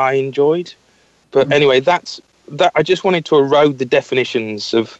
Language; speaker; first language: English; native; English